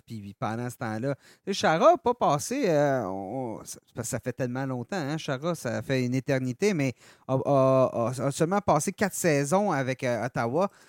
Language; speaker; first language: French; native; French